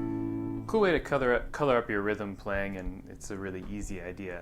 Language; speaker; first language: English; native; English